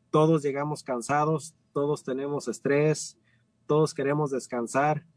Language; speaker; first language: Spanish; native; Spanish